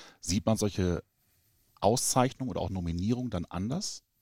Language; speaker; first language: German; native; German